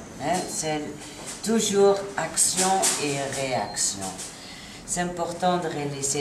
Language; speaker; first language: French; non-native, learner; Italian